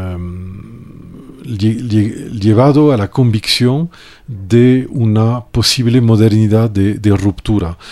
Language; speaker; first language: Spanish; non-native, fluent; French